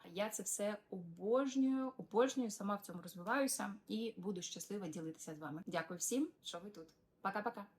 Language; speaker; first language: Ukrainian; non-native, local second language; Russian